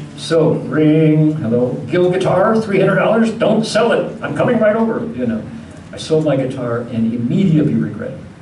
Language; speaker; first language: English; native; English